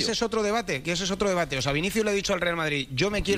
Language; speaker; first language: Spanish; native; Spanish